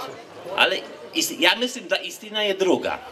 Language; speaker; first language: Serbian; non-native, learner; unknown